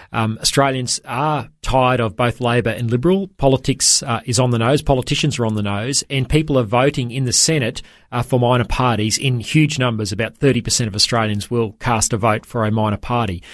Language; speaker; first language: English; native; English